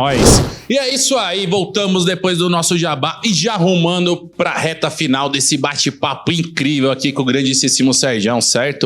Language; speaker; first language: Portuguese; native; Portuguese